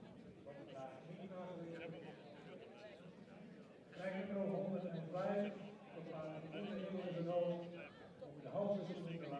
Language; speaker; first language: Dutch; native; Dutch